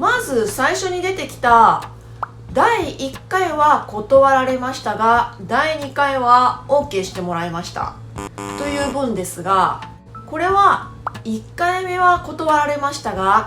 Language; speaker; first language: Japanese; native; Japanese